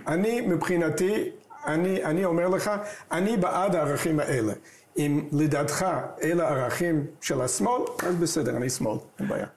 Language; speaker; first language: Hebrew; non-native, fluent; English